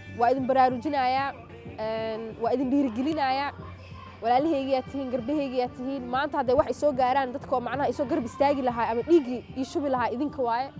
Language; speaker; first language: Somali; early bilingual, heritage; Somali